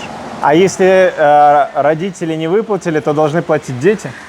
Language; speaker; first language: Russian; native; Russian